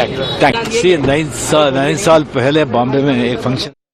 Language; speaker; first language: Hindi; non-native, local second language; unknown